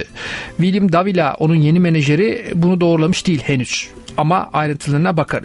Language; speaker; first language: Turkish; native; Turkish